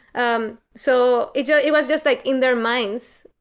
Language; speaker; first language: English; non-native, fluent; Spanish